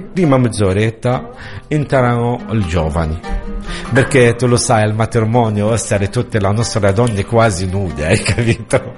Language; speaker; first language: Italian; non-native, learner; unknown